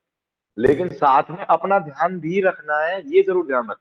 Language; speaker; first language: Hindi; native; Hindi